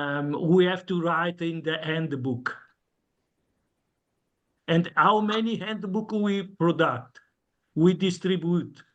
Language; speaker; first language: English; non-native, learner; Italian